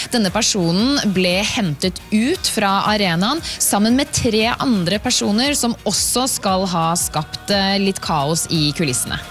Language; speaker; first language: Norwegian; native; Norwegian